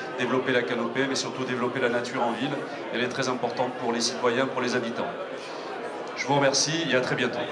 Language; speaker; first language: French; native; French